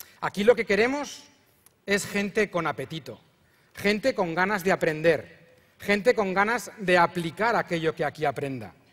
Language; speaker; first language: Spanish; native; Spanish